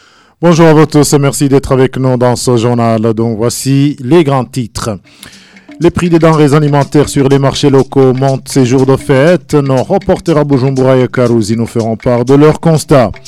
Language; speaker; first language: French; non-native, local second language; Rundi